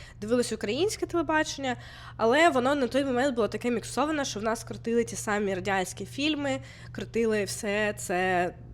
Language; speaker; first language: Ukrainian; non-native, local second language; Russian